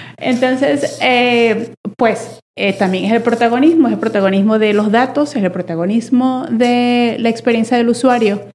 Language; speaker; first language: Spanish; native; Spanish